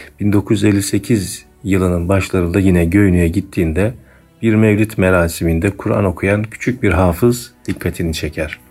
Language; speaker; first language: Turkish; native; Turkish